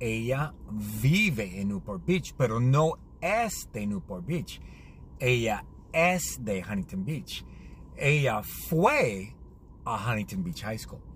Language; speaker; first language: Spanish; non-native, learner; English